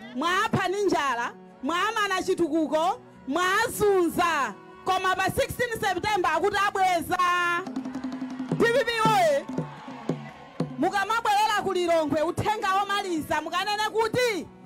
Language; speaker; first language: Nyanja; native; Nyanja